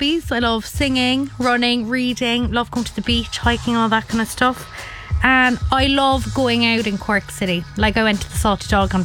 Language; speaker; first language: English; native; English